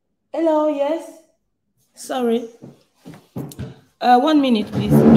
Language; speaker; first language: English; non-native, learner; Lingala